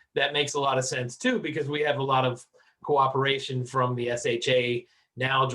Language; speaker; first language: English; native; English